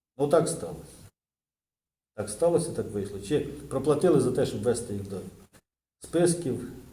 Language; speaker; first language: Ukrainian; native; Ukrainian